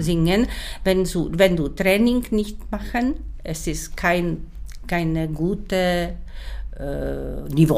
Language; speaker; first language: German; non-native, learner; Czech